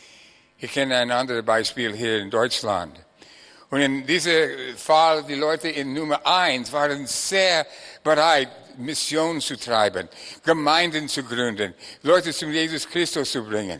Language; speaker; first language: German; non-native, fluent; English